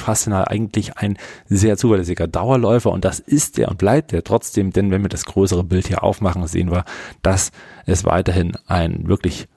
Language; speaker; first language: German; native; German